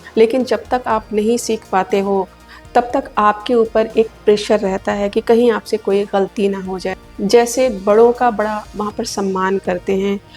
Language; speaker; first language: Hindi; native; Hindi